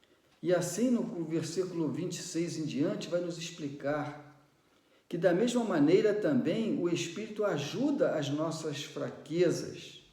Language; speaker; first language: Portuguese; native; Portuguese